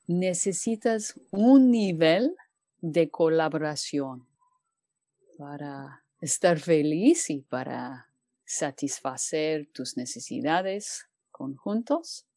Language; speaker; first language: Spanish; non-native, fluent; English